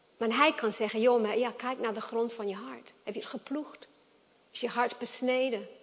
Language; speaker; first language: Dutch; non-native, fluent; English